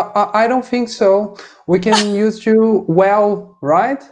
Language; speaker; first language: English; non-native, fluent; Portuguese